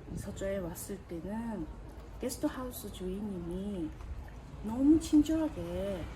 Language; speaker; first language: Korean; non-native, learner; Japanese